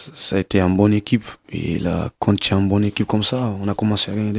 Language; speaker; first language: French; non-native, learner; Kabuverdianu